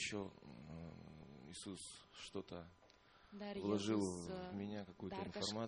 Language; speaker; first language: Russian; native; Russian